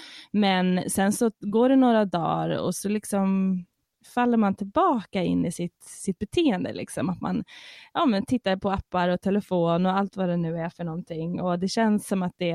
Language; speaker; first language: Swedish; native; Swedish